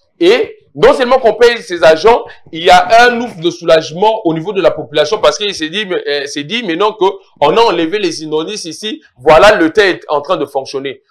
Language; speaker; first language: French; non-native, local second language; Lingala